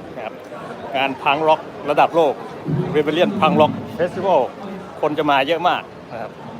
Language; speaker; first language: Thai; native; Thai